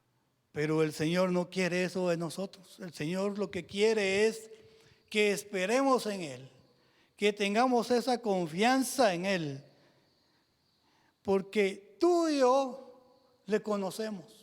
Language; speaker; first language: Spanish; native; Spanish